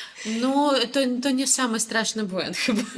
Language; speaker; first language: Polish; non-native, fluent; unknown